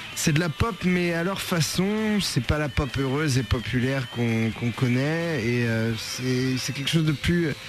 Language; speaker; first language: French; native; French